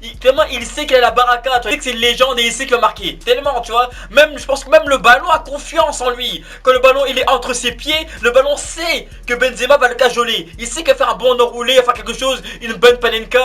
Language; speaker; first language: French; native; French